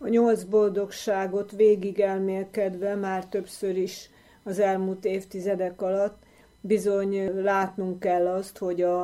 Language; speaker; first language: Hungarian; native; Hungarian